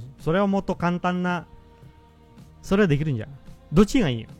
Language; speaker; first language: Japanese; non-native, fluent; Indonesian